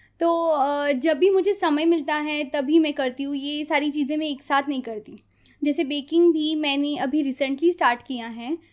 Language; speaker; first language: Hindi; non-native, local second language; Konkani